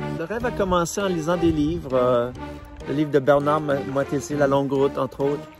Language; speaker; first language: French; native; French